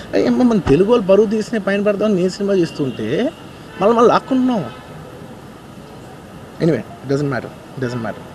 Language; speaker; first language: Telugu; native; Telugu